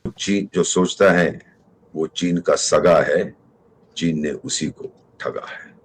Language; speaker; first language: Hindi; native; Hindi